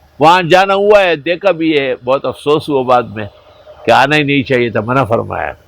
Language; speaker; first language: Urdu; non-native, local second language; Pashto